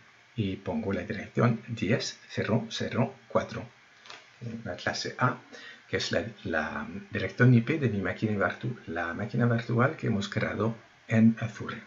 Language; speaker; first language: Spanish; non-native, fluent; French